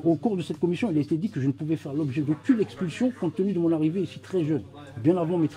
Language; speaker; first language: French; early bilingual, other home language; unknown